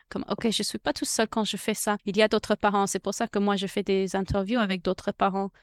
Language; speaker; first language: French; non-native, fluent; English